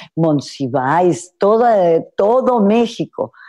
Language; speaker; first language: Spanish; native; Spanish